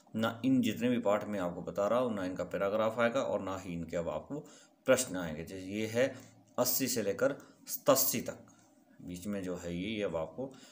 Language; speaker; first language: Hindi; native; Hindi